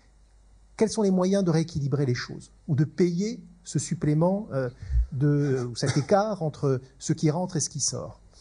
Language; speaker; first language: French; native; French